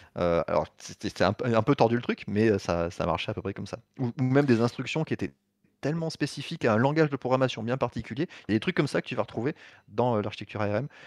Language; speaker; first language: French; native; French